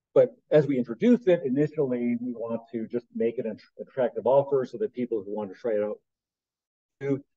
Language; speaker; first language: English; native; English